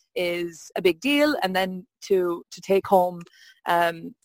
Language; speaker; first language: English; native; English